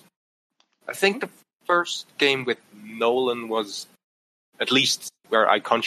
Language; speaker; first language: English; non-native, fluent; Dutch